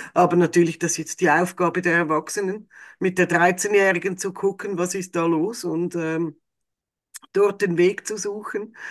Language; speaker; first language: German; native; German